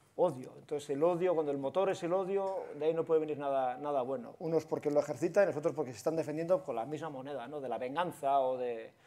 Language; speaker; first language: Spanish; native; Spanish